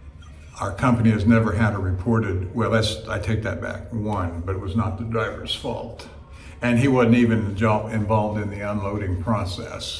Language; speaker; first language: English; native; English